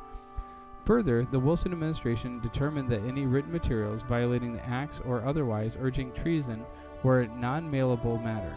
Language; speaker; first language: English; native; English